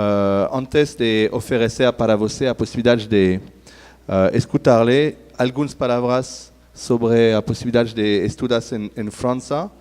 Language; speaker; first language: Portuguese; non-native, learner; French